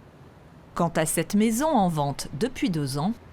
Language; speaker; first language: French; native; French